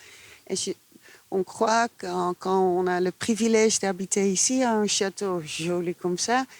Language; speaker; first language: French; non-native, fluent; Dutch